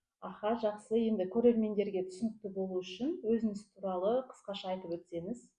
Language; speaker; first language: Kazakh; native; Kazakh